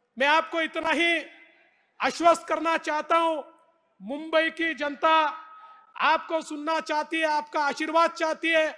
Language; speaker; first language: Hindi; non-native, local second language; Marathi